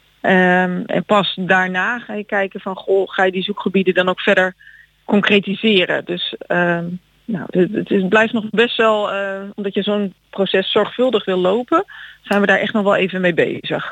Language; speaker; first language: Dutch; native; Dutch